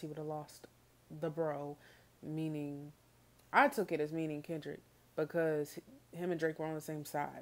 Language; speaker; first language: English; native; English